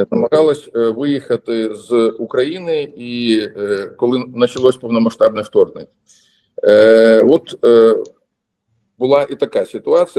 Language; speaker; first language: Ukrainian; non-native, local second language; Russian